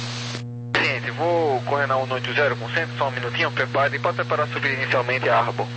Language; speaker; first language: Portuguese; native; Portuguese